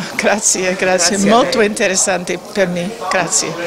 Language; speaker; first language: Italian; non-native, learner; English